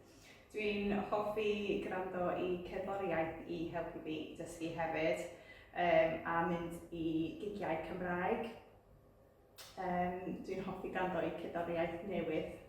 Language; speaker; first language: Welsh; non-native, learner; English